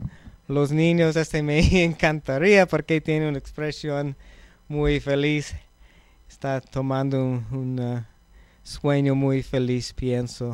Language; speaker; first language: Spanish; non-native, learner; English